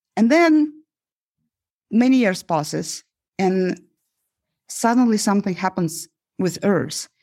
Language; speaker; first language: English; non-native, fluent; Uzbek